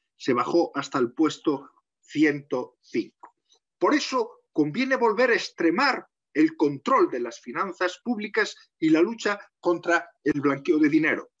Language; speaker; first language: Spanish; native; Spanish